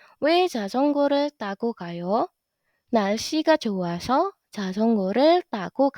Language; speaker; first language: Korean; non-native, fluent; Indonesian